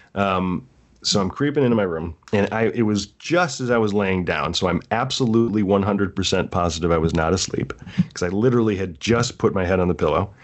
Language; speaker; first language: English; native; English